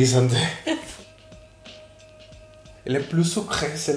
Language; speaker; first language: French; non-native, fluent; Spanish